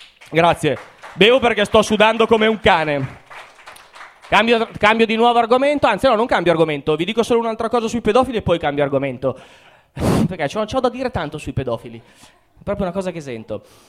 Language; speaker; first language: Italian; native; Italian